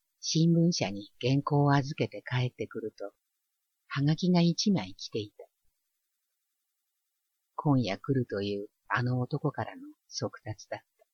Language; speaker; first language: Japanese; native; Japanese